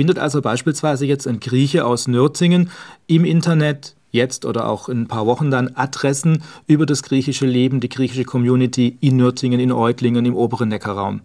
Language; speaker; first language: German; native; German